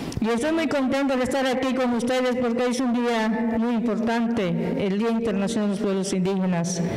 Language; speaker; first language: Spanish; non-native, local second language; Yucateco